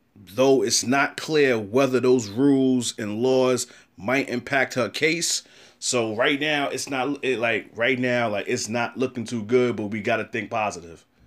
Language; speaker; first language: English; native; English